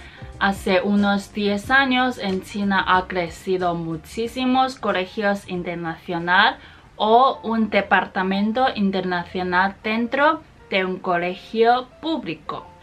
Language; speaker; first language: Spanish; non-native, fluent; Chinese